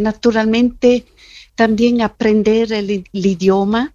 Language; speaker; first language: Spanish; non-native, fluent; German